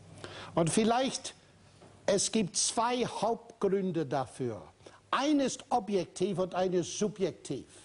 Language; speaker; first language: German; non-native, fluent; English